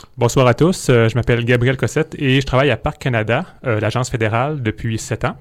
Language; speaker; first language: French; native; French